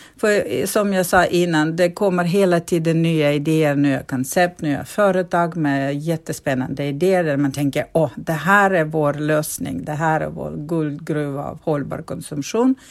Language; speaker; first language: Swedish; non-native, fluent; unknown